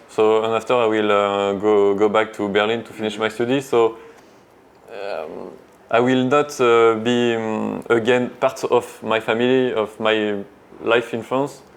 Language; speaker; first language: English; non-native, learner; French